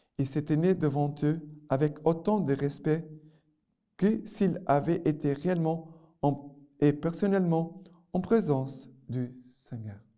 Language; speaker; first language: French; non-native, fluent; Portuguese